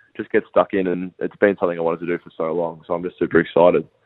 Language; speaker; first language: English; native; English